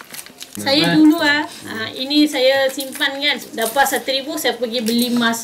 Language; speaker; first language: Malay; non-native, local second language; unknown